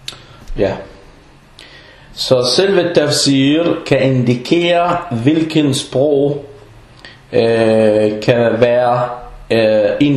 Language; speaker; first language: Danish; non-native, fluent; Arabic